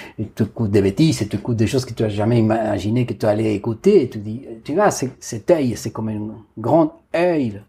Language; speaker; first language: French; non-native, fluent; Spanish